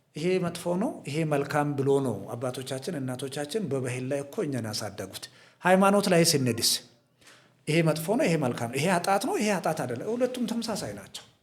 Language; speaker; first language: Amharic; non-native, local second language; Hadiyya